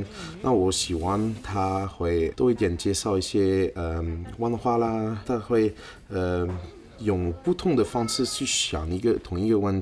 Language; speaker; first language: Chinese; non-native, fluent; French